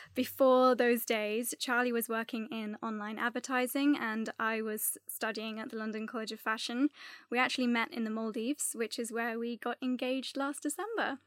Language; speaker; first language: English; native; English